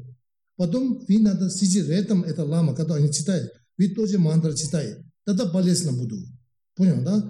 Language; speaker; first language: Russian; non-native, learner; Tibetan